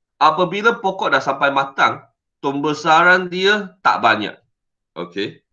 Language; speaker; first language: Malay; non-native, local second language; Chinese